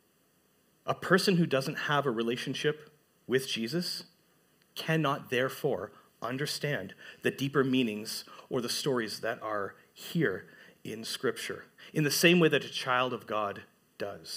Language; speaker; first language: English; native; English